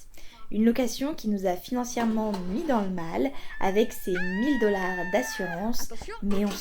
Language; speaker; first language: French; native; French